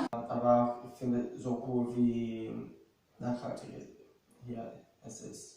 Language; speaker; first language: German; non-native, fluent; Portuguese